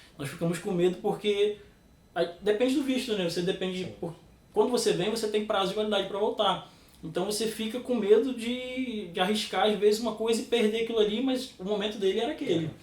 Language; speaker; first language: Portuguese; native; Portuguese